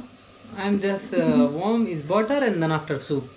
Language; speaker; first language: English; non-native, learner; Hindi